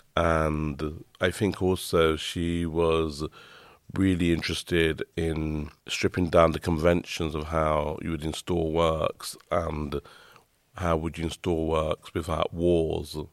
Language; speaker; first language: English; native; English